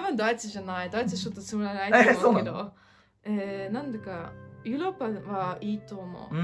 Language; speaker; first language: Japanese; non-native, learner; German